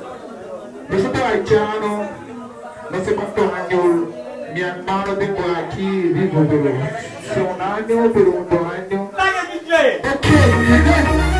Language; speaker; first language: Spanish; non-native, learner; Haitian Creole